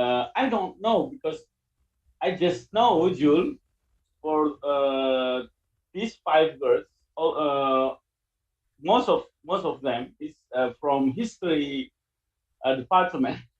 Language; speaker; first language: English; non-native, learner; Indonesian